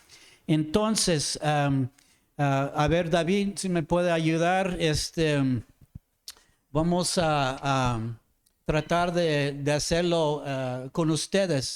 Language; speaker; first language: Spanish; non-native, fluent; English